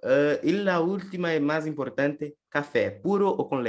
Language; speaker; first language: Spanish; non-native, learner; Portuguese